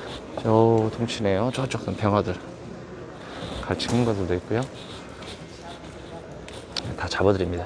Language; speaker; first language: Korean; native; Korean